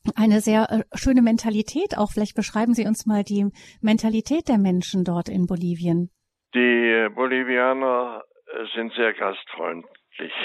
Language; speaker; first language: German; native; German